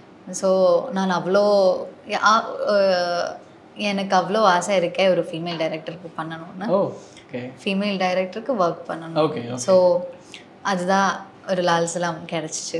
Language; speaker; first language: Tamil; non-native, learner; Malayalam